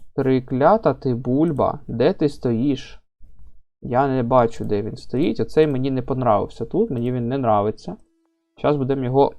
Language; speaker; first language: Ukrainian; non-native, local second language; Russian